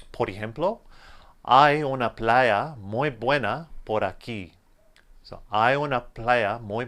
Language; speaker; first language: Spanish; non-native, fluent; English